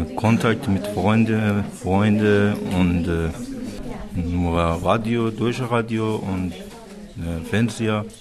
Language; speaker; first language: German; non-native, learner; Persian